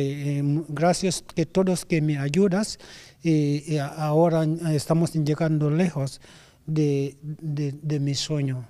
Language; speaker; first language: Spanish; non-native, learner; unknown